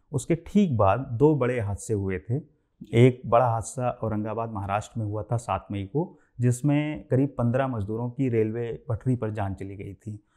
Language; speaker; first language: Hindi; native; Hindi